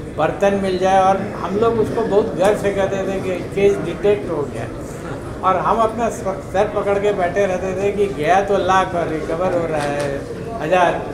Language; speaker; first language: Hindi; native; Hindi